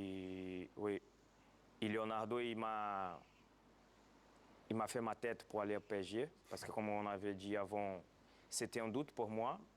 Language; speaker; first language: French; non-native, fluent; Portuguese